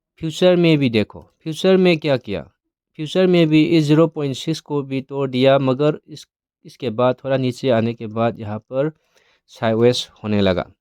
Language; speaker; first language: Hindi; non-native, local second language; Manipuri